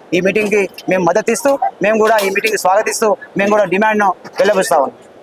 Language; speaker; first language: Telugu; non-native, local second language; Lambadi